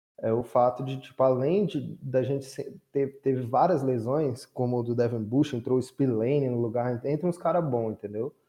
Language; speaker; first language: Portuguese; native; Portuguese